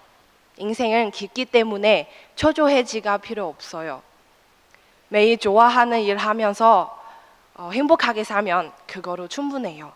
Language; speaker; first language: Korean; non-native, fluent; Chinese